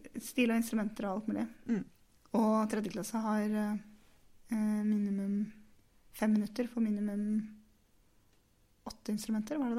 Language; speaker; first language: Norwegian; native; Norwegian